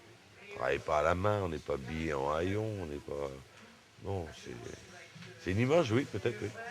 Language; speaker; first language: French; native; French